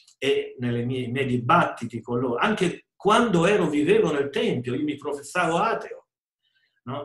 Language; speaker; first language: Italian; native; Italian